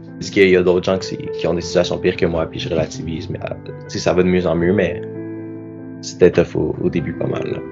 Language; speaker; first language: French; native; French